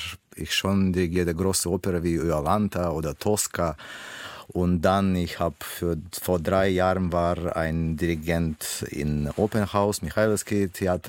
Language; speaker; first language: German; non-native, learner; Russian